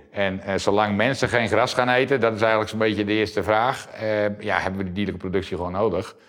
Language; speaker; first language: Dutch; native; Dutch